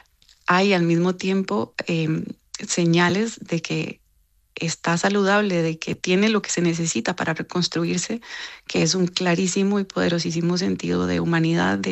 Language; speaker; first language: Spanish; native; Spanish